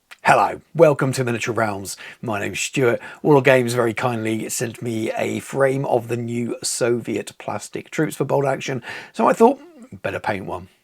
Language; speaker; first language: English; native; English